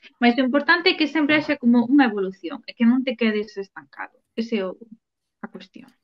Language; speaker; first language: Galician; non-native, local second language; Spanish